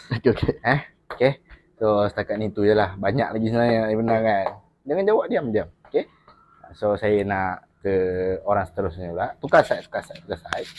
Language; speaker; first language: Malay; native; Malay